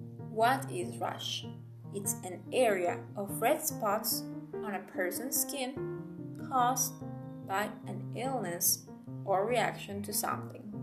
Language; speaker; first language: English; non-native, fluent; Spanish